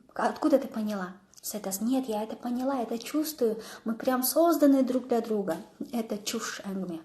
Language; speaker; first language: Russian; non-native, local second language; Kazakh